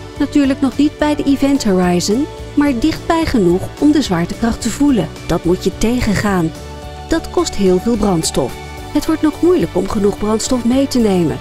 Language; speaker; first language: Dutch; non-native, fluent; English